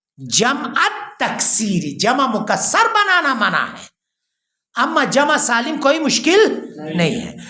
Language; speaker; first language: Urdu; non-native, local second language; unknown